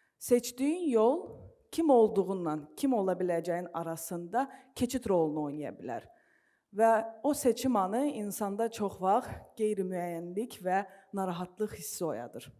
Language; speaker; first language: Azerbaijani; non-native, local second language; Russian